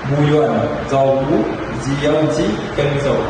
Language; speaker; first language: Chinese; non-native, learner; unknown